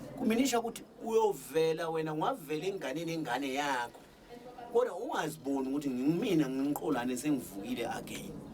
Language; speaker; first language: Zulu; non-native, local second language; Swati